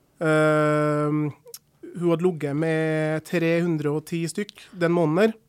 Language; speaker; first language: Norwegian; early bilingual, other home language; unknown